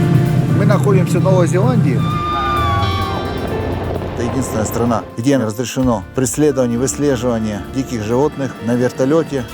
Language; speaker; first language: Russian; native; Russian